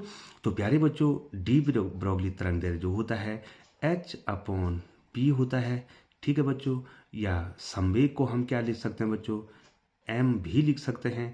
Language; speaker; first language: Hindi; native; Hindi